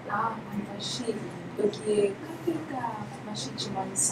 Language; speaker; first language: Korean; non-native, learner; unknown